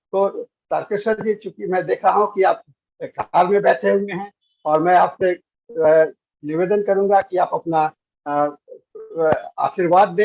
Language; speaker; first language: Hindi; native; Hindi